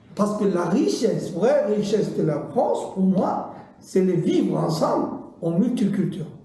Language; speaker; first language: French; non-native, learner; Kurdish